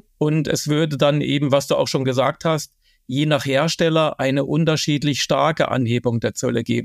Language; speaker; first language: German; native; German